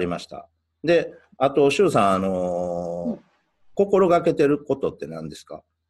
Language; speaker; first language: Japanese; native; Japanese